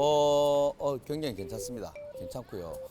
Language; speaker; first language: Korean; native; Korean